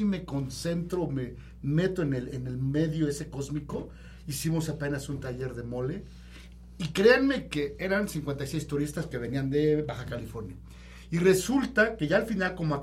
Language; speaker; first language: Spanish; native; Spanish